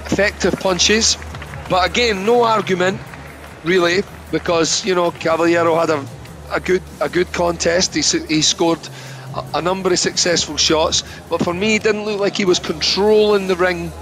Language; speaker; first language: English; native; English